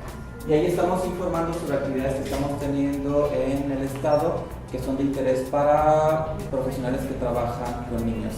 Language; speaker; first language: Spanish; native; Spanish